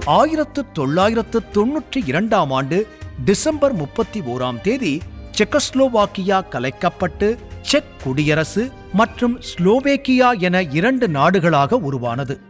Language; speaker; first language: Tamil; native; Tamil